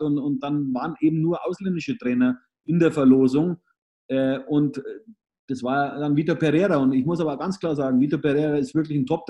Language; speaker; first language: German; native; German